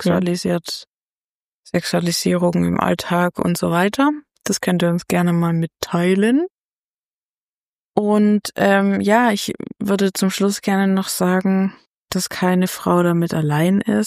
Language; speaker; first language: German; native; German